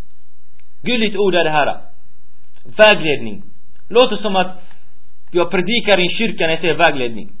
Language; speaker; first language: Swedish; early bilingual, other home language; Arabic